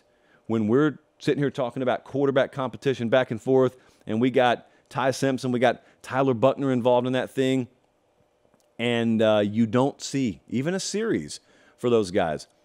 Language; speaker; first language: English; native; English